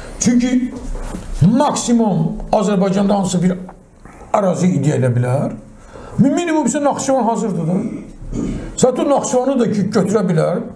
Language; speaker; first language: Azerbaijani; non-native, local second language; Talysh